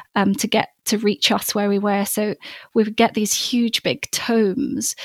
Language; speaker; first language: English; native; English